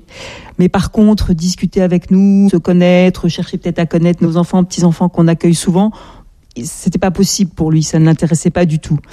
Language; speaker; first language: French; native; French